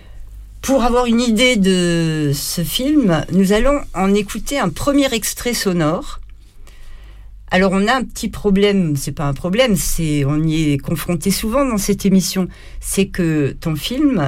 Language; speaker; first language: French; native; French